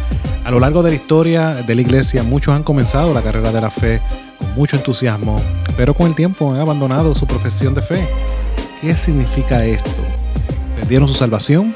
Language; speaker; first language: Spanish; native; Spanish